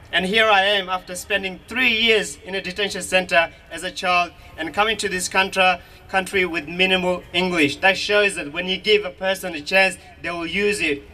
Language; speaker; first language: English; early bilingual, other home language; Hazaragi